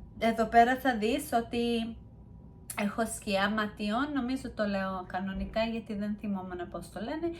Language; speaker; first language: Greek; early bilingual, heritage; Greek